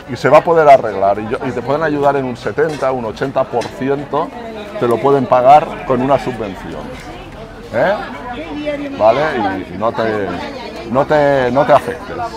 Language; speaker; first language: Spanish; native; Spanish